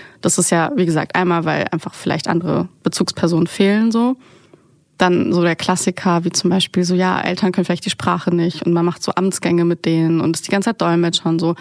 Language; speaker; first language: German; early bilingual, other home language; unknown